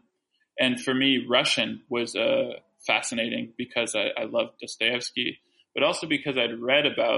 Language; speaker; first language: English; early bilingual, other home language; French